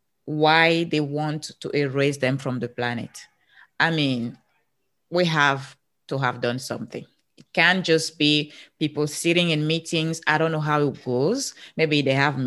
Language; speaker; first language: English; non-native, local second language; French